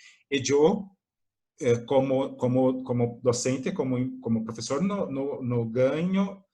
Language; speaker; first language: Spanish; non-native, fluent; Portuguese